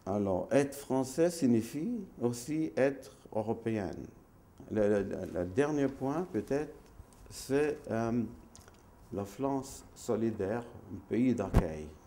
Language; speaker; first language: French; non-native, fluent; Maltese